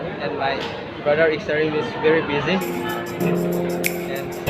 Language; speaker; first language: English; non-native, local second language; Karbi